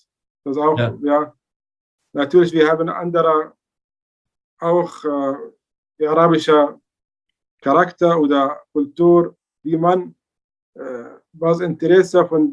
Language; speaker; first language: German; non-native, learner; Arabic